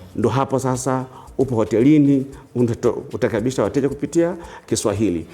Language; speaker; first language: Swahili; native; Swahili